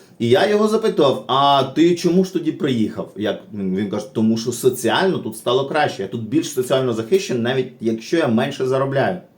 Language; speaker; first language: Ukrainian; native; Ukrainian